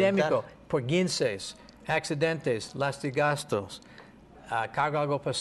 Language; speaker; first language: Spanish; non-native, learner; English